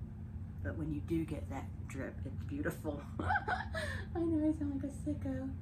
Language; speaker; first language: English; native; English